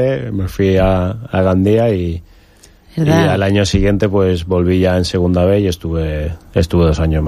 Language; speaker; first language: Spanish; native; Spanish